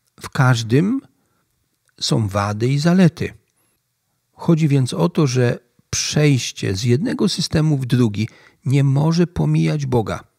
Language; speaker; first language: Polish; native; Polish